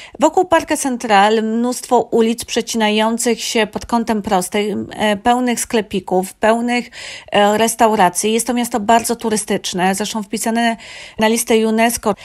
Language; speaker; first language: Polish; native; Polish